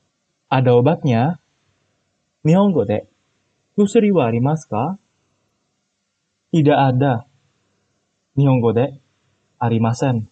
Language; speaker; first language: Japanese; non-native, fluent; Indonesian